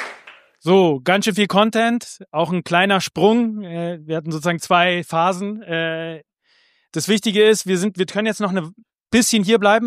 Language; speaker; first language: German; native; German